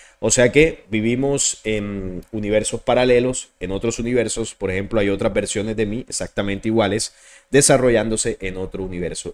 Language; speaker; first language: Spanish; native; Spanish